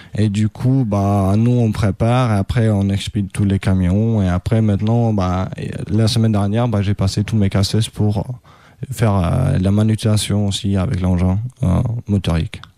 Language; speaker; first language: French; non-native, fluent; Albanian